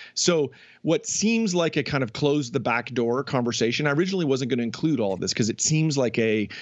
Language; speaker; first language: English; native; English